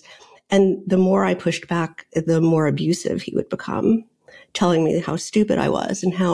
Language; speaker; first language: English; native; English